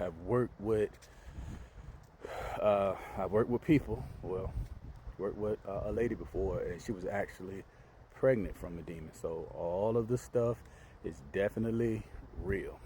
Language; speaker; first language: English; native; English